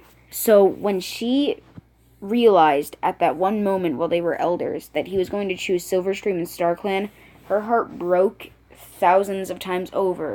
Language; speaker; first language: English; native; English